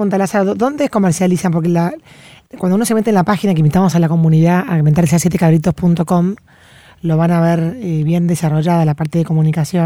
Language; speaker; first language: Spanish; native; Spanish